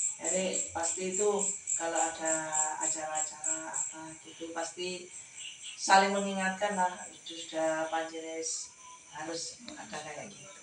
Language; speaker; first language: Indonesian; non-native, local second language; Javanese